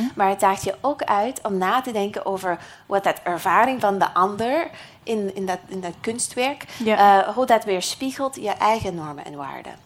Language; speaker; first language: Dutch; non-native, fluent; English